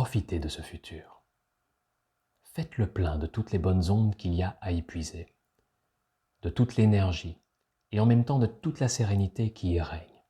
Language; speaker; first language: French; native; French